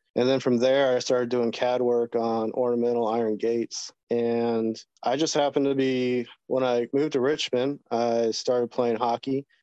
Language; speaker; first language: English; native; English